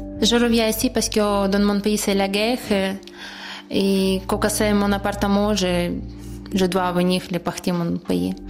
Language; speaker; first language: French; non-native, learner; Ukrainian